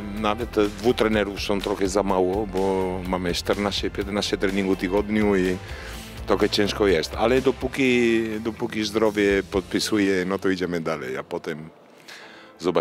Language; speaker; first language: Polish; non-native, learner; Italian